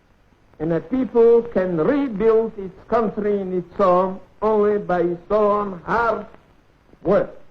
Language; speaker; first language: English; non-native, fluent; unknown